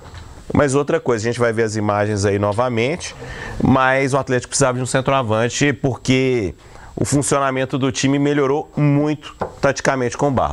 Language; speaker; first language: Portuguese; native; Portuguese